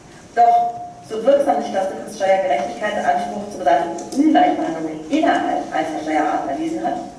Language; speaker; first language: German; native; German